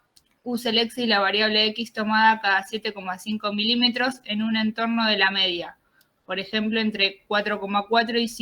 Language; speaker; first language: Spanish; native; Spanish